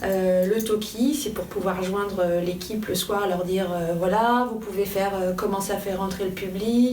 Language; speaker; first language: French; native; French